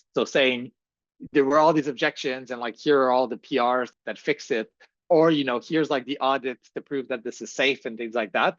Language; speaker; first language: English; native; English